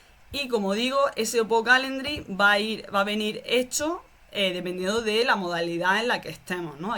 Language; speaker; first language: Spanish; native; Spanish